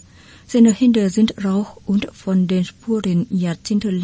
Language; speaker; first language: German; non-native, fluent; Vietnamese